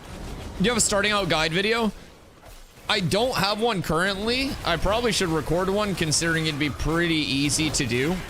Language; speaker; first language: English; native; English